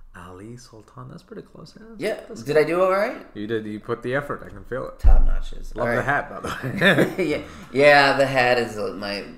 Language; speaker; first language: English; native; English